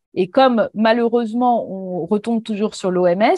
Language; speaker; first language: French; native; French